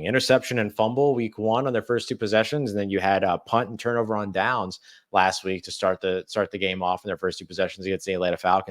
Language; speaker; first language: English; native; English